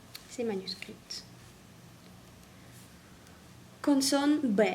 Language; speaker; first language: French; non-native, fluent; Russian